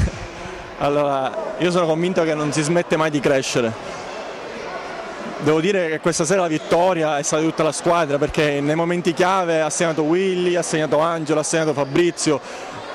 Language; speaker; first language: Italian; native; Italian